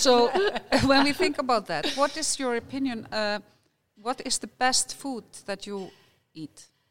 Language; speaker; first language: English; non-native, fluent; Icelandic